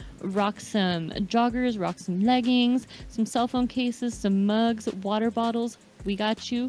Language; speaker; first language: English; early bilingual, other home language; Spanish